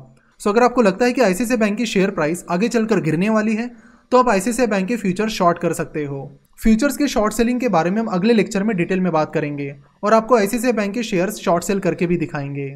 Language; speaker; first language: Hindi; non-native, local second language; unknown